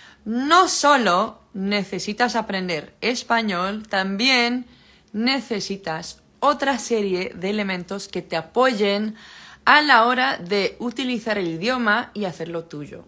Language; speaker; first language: Spanish; non-native, fluent; Dutch